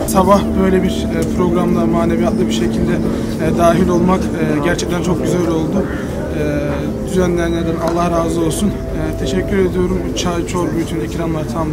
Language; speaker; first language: Turkish; native; Turkish